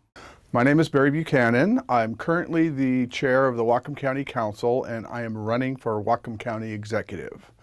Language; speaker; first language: English; native; English